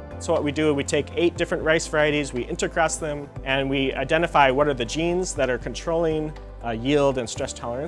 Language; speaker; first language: English; native; English